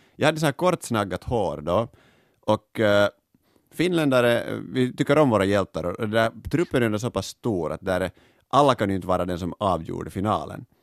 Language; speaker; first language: Swedish; native; Swedish